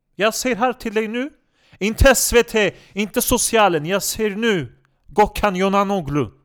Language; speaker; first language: Swedish; non-native, local second language; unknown